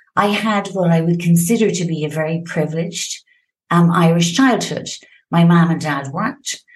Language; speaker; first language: English; native; English